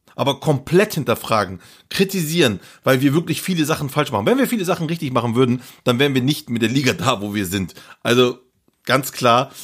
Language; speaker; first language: German; early bilingual, other home language; Turkish